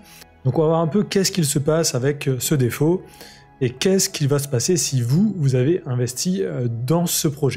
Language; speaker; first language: French; native; French